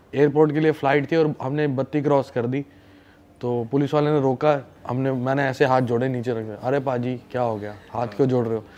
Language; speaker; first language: Hindi; native; Hindi